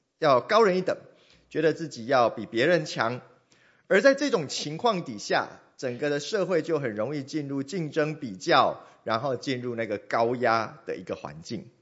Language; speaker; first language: Chinese; non-native, local second language; Min Nan Chinese